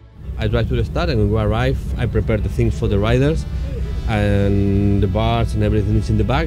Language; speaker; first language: English; non-native, learner; Spanish